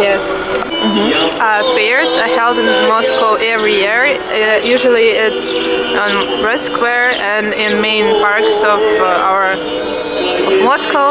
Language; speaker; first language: English; non-native, fluent; Russian